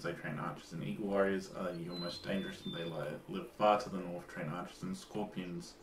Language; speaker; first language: English; native; English